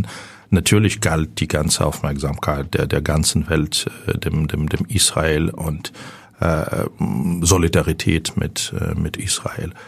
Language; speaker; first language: German; non-native, fluent; Ukrainian